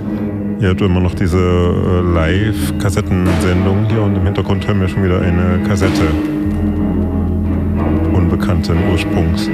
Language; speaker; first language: German; native; German